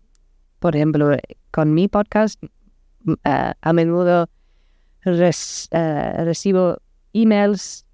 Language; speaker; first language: Spanish; non-native, learner; English